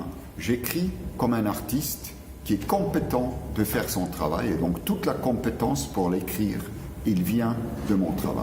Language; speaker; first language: French; non-native, local second language; German